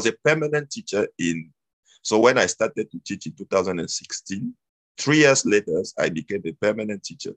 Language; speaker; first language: English; non-native, local second language; French